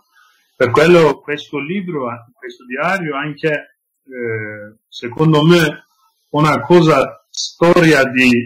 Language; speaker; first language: Italian; non-native, learner; Kurdish